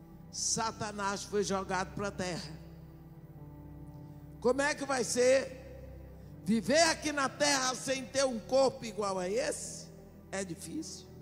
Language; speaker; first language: Portuguese; native; Portuguese